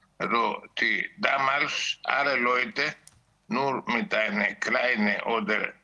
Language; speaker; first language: German; non-native, learner; Greek